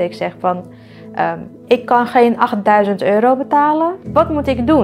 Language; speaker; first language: Dutch; non-native, fluent; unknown